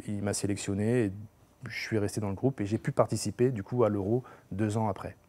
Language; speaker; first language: French; native; French